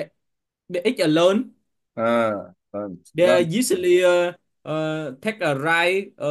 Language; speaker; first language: English; non-native, learner; Vietnamese